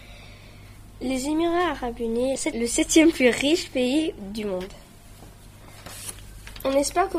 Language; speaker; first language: French; early bilingual, heritage; French